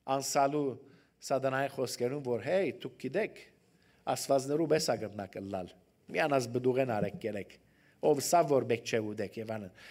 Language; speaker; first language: Armenian; early bilingual, heritage; Armenian